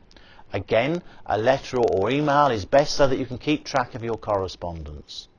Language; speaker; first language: English; native; English